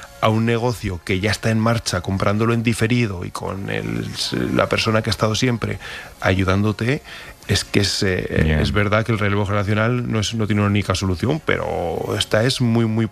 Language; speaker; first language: Spanish; native; Spanish